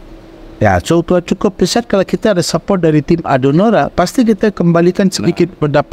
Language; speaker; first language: Indonesian; non-native, fluent; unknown